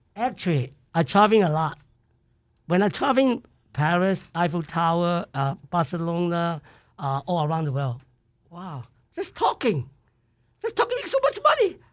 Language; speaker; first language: English; non-native, local second language; Cantonese